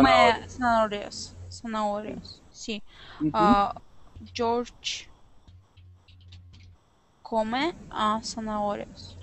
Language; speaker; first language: Spanish; non-native, learner; Russian